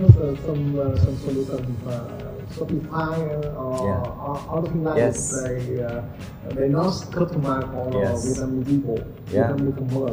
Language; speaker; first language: English; non-native, learner; Vietnamese